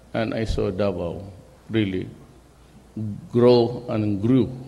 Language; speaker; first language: English; non-native, local second language; Cebuano